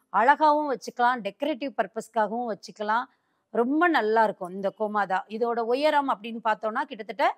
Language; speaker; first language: Tamil; native; Tamil